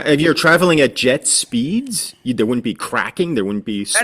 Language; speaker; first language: English; native; English